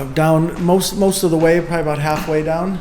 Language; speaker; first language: English; native; English